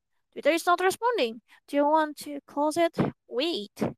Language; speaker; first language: English; non-native, learner; Indonesian